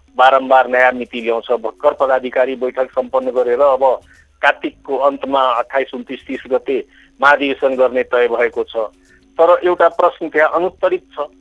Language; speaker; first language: Nepali; non-native, local second language; Maithili